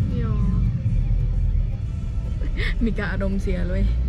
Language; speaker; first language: Finnish; non-native, learner; Thai